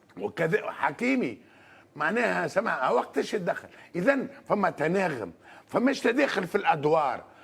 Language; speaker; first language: Arabic; native; Arabic